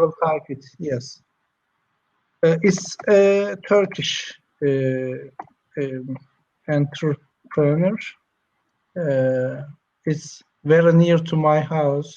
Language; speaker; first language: English; non-native, learner; Turkish